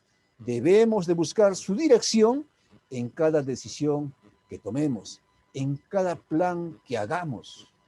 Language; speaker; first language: Spanish; native; Spanish